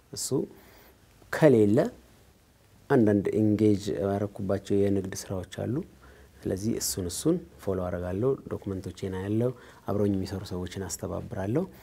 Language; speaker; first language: Amharic; native; Amharic